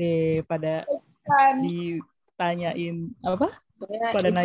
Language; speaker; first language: Indonesian; native; Indonesian